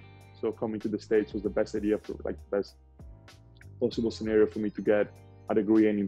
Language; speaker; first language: English; non-native, fluent; Italian